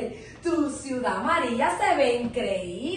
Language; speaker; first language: Spanish; native; Spanish